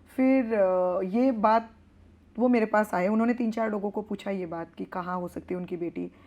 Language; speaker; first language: Hindi; non-native, local second language; Bangla